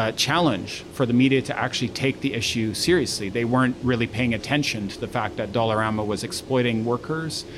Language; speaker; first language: English; native; English